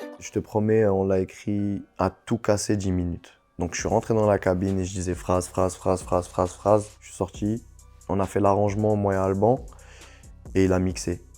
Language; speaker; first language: French; non-native, local second language; Arabic